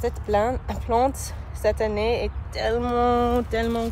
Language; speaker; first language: French; non-native, learner; English